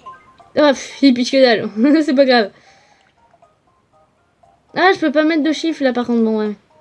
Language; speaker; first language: French; native; French